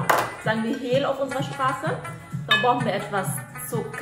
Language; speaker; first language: German; early bilingual, other home language; Persian